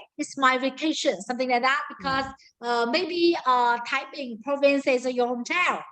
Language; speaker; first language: English; non-native, learner; Vietnamese